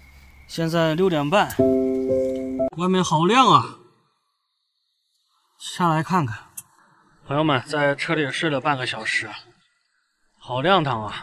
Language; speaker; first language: Chinese; native; Chinese